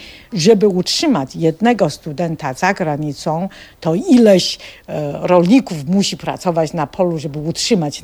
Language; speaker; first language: Polish; non-native, fluent; Chinese